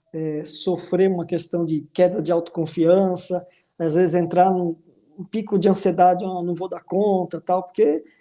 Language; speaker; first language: Portuguese; native; Portuguese